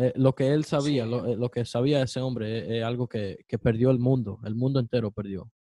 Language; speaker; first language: Spanish; early bilingual, heritage; Spanish